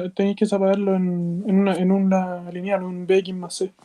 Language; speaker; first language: Spanish; native; Spanish